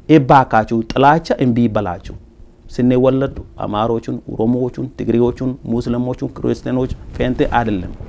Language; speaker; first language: Amharic; non-native, local second language; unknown